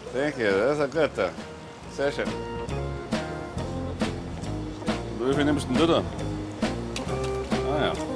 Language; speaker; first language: German; native; German